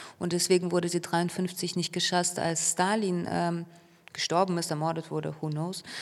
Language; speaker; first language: German; early bilingual, other home language; Russian